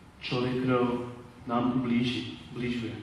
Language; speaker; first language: Czech; non-native, learner; Polish